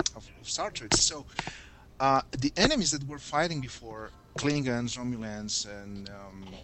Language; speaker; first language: English; non-native, fluent; Spanish